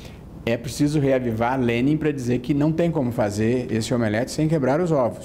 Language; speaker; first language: Portuguese; native; Portuguese